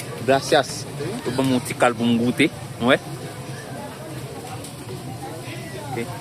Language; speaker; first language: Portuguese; non-native, learner; Haitian Creole